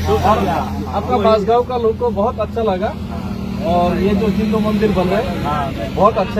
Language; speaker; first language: Hindi; non-native, local second language; Kok Borok